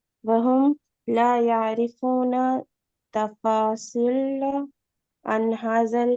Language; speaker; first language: Arabic; non-native, learner; Urdu